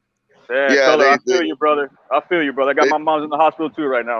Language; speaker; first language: English; native; English